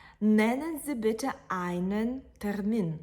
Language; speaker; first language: German; non-native, fluent; Ukrainian